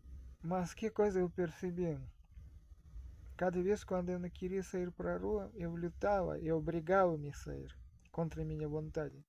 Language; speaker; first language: Portuguese; non-native, fluent; Russian